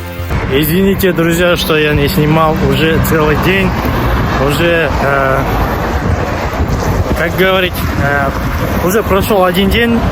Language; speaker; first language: Russian; non-native, local second language; Kazakh